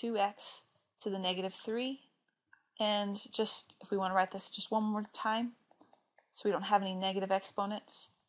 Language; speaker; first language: English; native; English